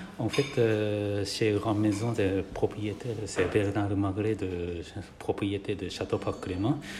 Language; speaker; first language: French; non-native, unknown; Japanese